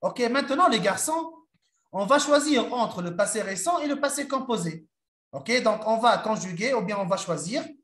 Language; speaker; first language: French; non-native, local second language; Arabic